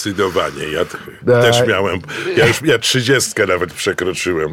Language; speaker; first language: Polish; native; Polish